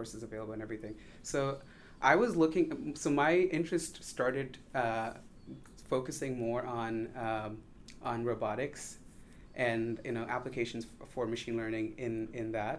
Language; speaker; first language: English; non-native, local second language; Tamil